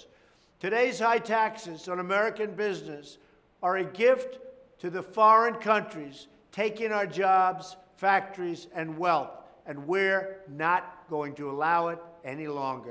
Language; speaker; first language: English; native; English